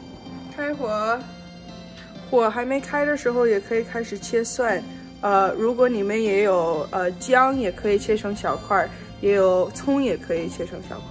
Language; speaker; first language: Chinese; early bilingual, heritage; Chinese